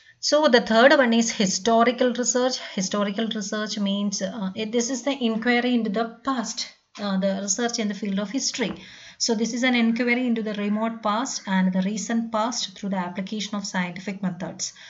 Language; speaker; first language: English; non-native, local second language; Malayalam